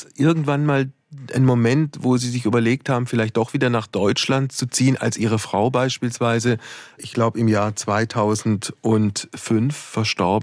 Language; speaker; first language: German; native; German